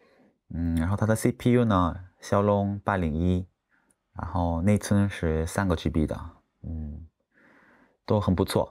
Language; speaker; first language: Chinese; non-native, fluent; Korean